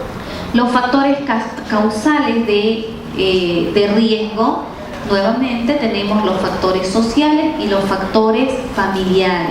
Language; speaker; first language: Spanish; native; Spanish